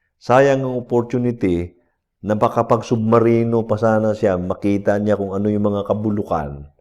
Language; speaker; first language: Filipino; non-native, local second language; Cebuano